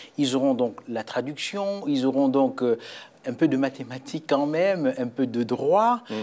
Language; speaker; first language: French; native; French